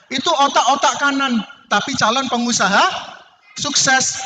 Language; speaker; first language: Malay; non-native, local second language; Javanese